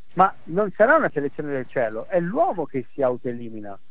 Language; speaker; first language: Italian; native; Italian